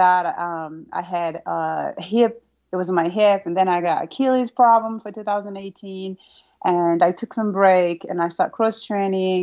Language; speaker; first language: English; non-native, fluent; Rundi